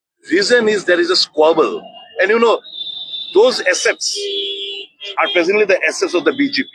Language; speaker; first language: English; non-native, local second language; Bangla